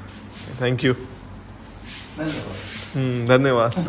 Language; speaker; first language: Hindi; native; Hindi